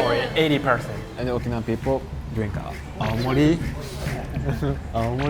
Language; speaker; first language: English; non-native, learner; Japanese